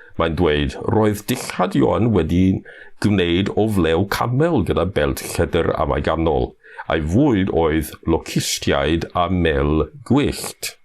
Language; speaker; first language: Welsh; non-native, fluent; English